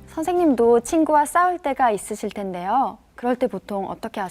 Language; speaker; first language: Korean; native; Korean